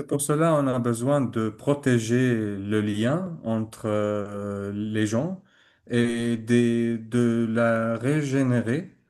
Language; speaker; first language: French; non-native, learner; Arabic